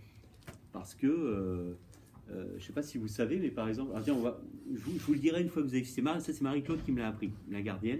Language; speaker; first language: French; native; French